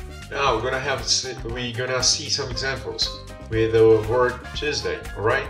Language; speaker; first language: English; non-native, fluent; Portuguese